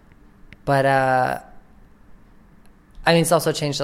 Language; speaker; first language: English; native; English